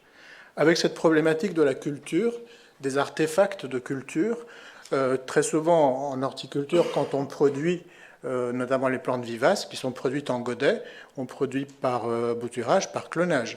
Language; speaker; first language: French; native; French